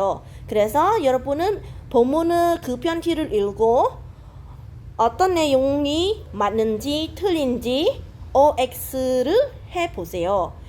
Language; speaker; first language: Korean; non-native, fluent; Khmer